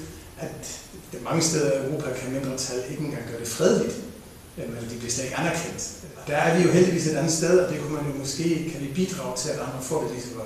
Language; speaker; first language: Danish; native; Danish